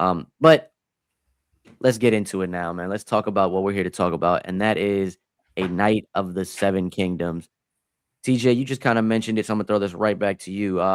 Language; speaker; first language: English; native; English